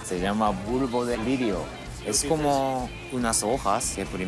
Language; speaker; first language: Spanish; non-native, learner; Japanese